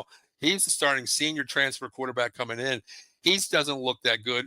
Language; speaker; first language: English; native; English